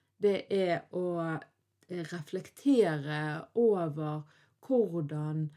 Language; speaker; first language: Norwegian; early bilingual, other home language; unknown